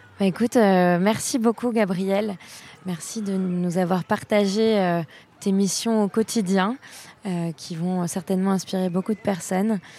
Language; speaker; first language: French; native; French